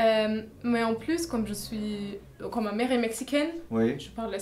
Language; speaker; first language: French; non-native, fluent; German